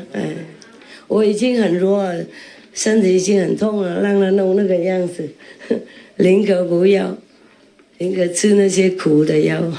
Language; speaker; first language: Chinese; non-native, fluent; Vietnamese